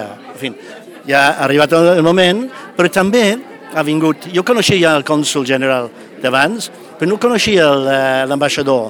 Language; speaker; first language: Catalan; non-native, fluent; English